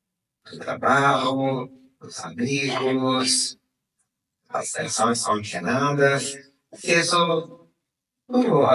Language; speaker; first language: Spanish; non-native, fluent; Portuguese